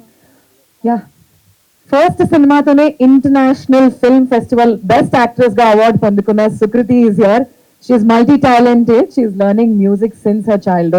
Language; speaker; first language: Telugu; native; Telugu